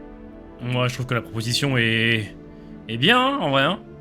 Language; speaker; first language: French; native; French